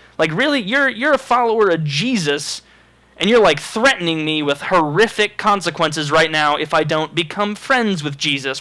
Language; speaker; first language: English; native; English